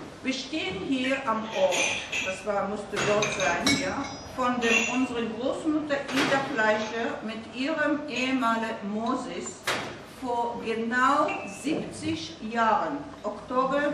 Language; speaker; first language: German; non-native, fluent; Hebrew